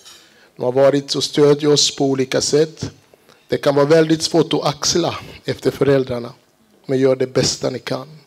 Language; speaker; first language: Swedish; early bilingual, other home language; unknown